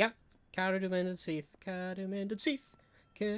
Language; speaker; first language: Welsh; native; Welsh